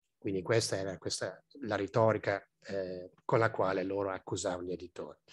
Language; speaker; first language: Italian; non-native, fluent; English